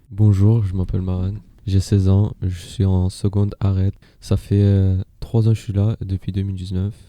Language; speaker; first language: French; non-native, learner; Persian